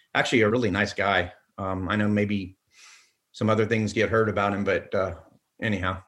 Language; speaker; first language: English; native; English